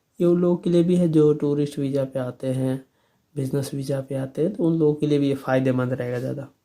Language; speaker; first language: Hindi; native; Hindi